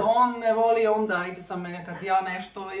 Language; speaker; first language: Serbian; non-native, learner; German